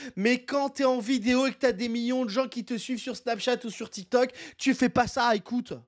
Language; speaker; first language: French; native; French